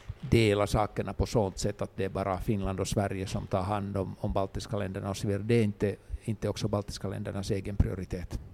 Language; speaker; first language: Swedish; non-native, local second language; Finnish